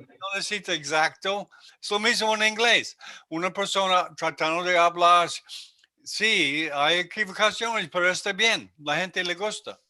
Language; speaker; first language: Spanish; non-native, learner; English